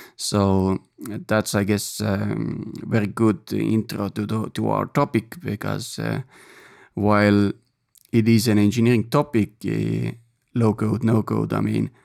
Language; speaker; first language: English; non-native, fluent; Estonian